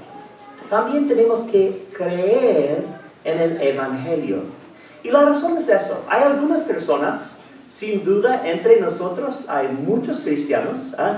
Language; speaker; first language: Spanish; non-native, fluent; English